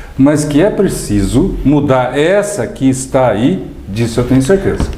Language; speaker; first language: Portuguese; native; Portuguese